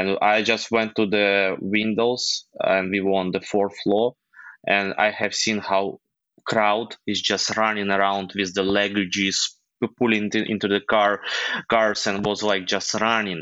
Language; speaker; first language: English; non-native, fluent; Ukrainian